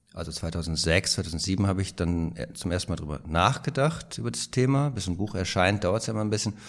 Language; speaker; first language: German; native; German